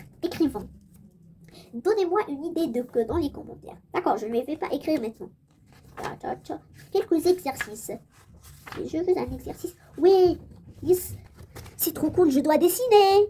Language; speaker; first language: French; non-native, local second language; Arabic